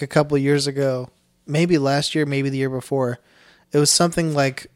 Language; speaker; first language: English; native; English